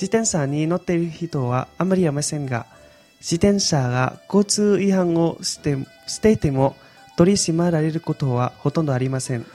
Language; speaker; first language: Japanese; non-native, fluent; Vietnamese